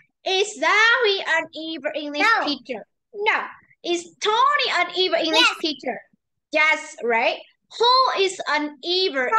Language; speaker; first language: English; non-native, learner; Vietnamese